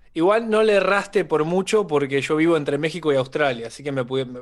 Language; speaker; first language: Spanish; native; Spanish